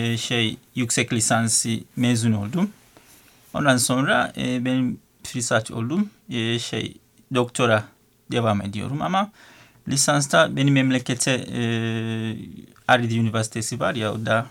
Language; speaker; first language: Turkish; non-native, learner; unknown